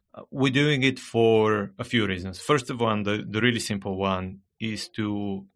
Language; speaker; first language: English; non-native, fluent; Bulgarian